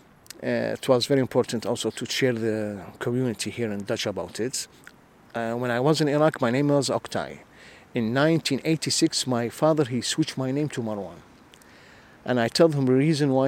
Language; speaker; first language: English; non-native, learner; Arabic